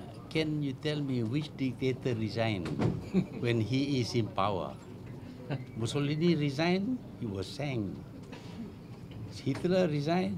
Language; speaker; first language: English; non-native, local second language; Malay